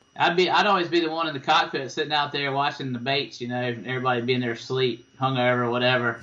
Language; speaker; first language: English; native; English